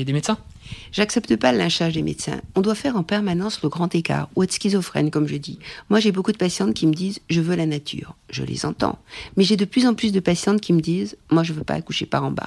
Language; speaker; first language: French; native; French